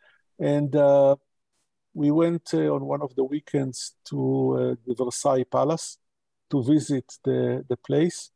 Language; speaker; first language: English; non-native, local second language; Hebrew